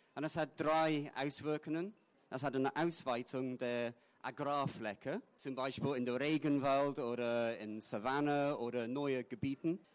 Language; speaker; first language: German; non-native, fluent; English